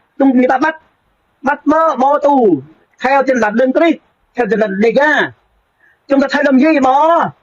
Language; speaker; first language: Vietnamese; non-native, local second language; Jarai